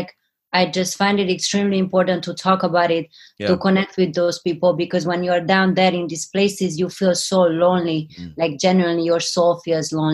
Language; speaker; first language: English; non-native, fluent; Hungarian